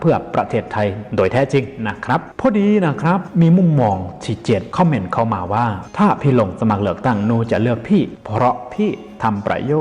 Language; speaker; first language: Thai; native; Thai